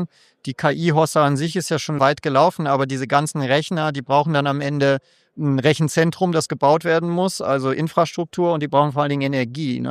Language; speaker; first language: German; native; German